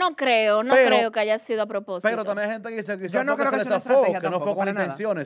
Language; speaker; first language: Spanish; native; Spanish